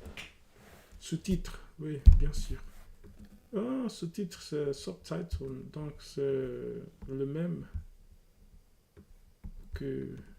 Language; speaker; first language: French; non-native, learner; English